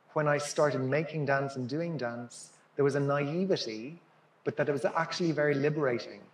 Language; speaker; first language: English; native; English